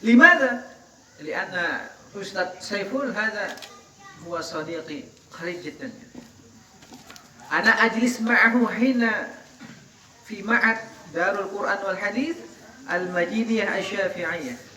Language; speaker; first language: Arabic; non-native, fluent; Indonesian